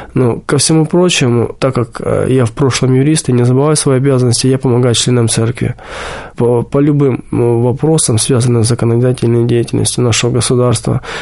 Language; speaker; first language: Russian; native; Russian